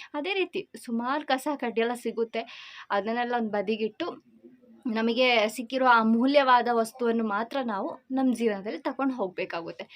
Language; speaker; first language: Kannada; non-native, local second language; Malayalam